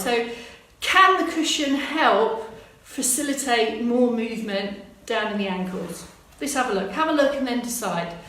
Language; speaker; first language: English; native; English